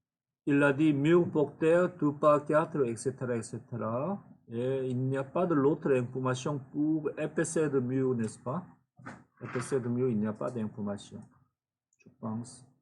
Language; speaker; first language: French; non-native, fluent; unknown